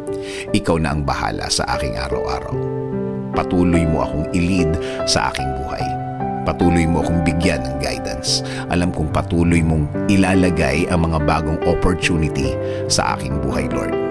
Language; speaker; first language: Filipino; native; Filipino